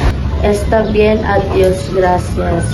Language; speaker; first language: Spanish; non-native, learner; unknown